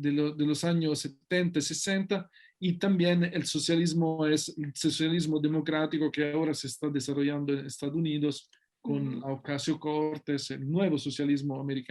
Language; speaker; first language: Spanish; non-native, fluent; Italian